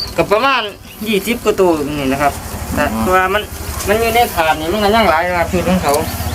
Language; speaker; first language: Thai; native; Thai